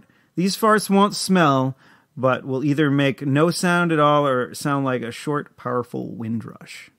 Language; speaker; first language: English; native; English